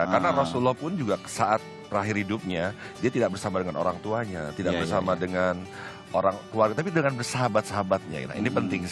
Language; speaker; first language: Malay; native; Malay